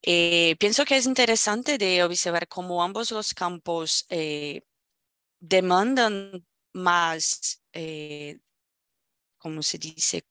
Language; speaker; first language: Spanish; non-native, fluent; Portuguese